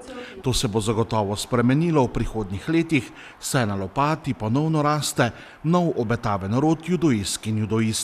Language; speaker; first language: Slovenian; native; Slovenian